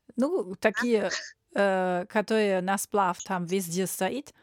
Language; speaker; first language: Russian; non-native, learner; German